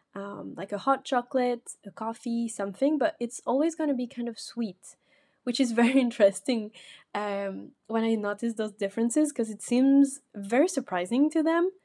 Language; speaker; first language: English; non-native, fluent; French